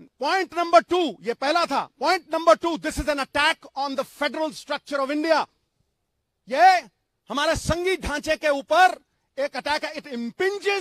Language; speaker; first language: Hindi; non-native, local second language; Punjabi